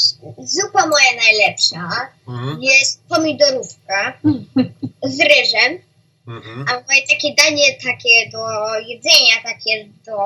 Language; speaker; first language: Polish; early bilingual, heritage; Polish